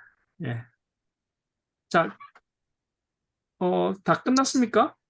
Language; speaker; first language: Korean; native; Korean